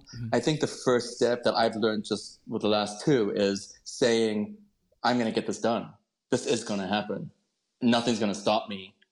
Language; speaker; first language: English; native; English